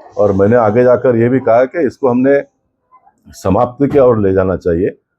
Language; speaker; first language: Hindi; non-native, local second language; Kannada